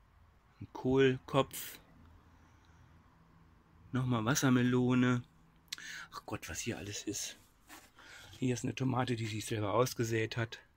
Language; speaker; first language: German; native; German